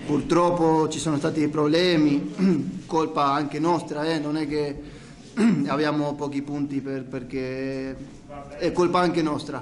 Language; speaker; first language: Italian; non-native, fluent; Spanish